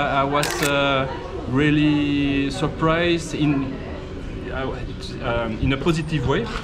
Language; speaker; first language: English; non-native, learner; French